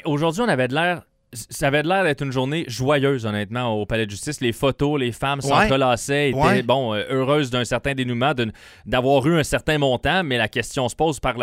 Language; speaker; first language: French; native; French